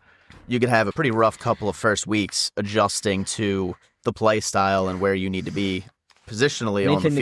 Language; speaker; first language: English; native; English